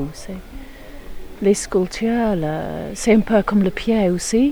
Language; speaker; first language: French; non-native, fluent; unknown